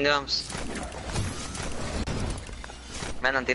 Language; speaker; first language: Spanish; early bilingual, heritage; Spanish